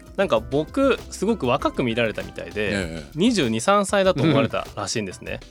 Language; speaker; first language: Japanese; native; Japanese